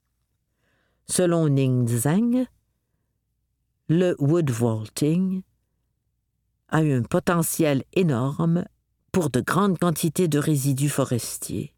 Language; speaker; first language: French; native; French